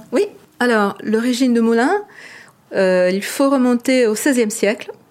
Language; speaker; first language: French; non-native, fluent; Italian